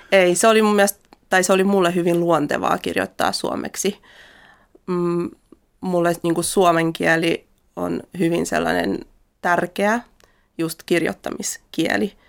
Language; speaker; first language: Finnish; early bilingual, other home language; Russian